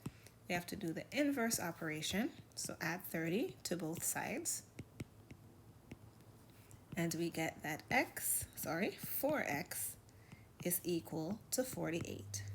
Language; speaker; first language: English; native; English